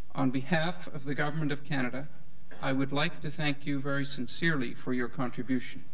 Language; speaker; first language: English; native; English